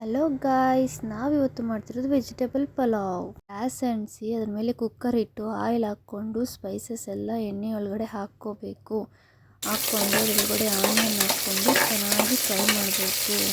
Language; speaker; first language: Kannada; native; Kannada